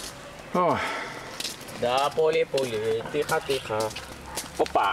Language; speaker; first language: Russian; non-native, learner; Swahili